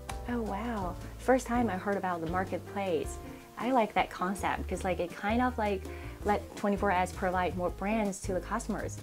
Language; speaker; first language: English; non-native, fluent; Chinese